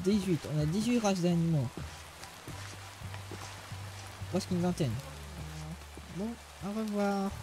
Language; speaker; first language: French; native; French